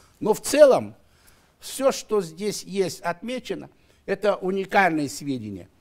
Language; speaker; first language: Russian; non-native, local second language; Kazakh